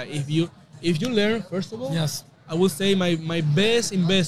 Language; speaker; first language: English; non-native, fluent; Spanish